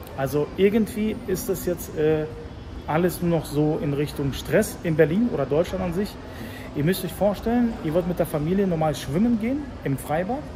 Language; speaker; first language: German; early bilingual, other home language; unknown